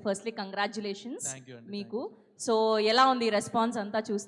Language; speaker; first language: Telugu; native; Telugu